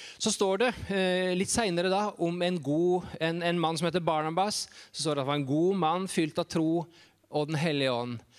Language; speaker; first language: Norwegian; native; Norwegian